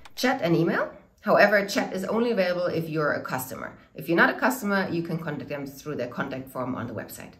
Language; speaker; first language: English; non-native, fluent; German